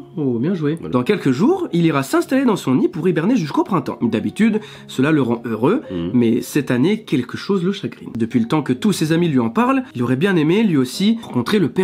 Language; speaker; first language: French; native; French